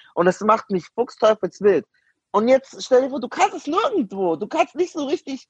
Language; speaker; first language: German; native; German